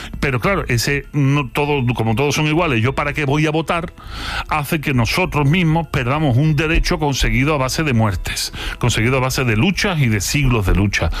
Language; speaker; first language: Spanish; native; Spanish